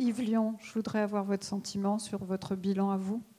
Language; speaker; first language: French; native; French